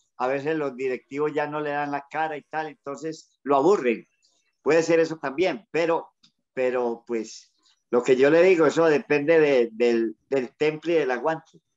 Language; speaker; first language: Spanish; native; Spanish